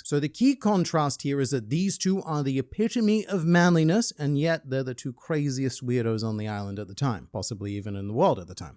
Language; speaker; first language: English; native; English